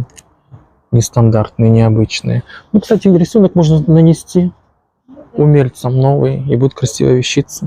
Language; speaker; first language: Russian; native; Russian